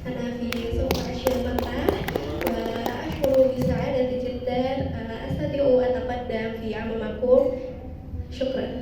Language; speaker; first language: Arabic; non-native, learner; Indonesian